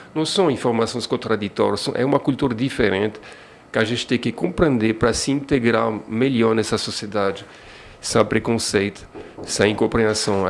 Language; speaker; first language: Portuguese; non-native, fluent; French